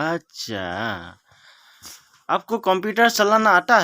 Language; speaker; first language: Hindi; non-native, local second language; Assamese